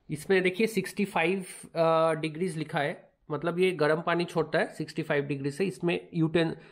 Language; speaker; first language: Hindi; non-native, local second language; Bangla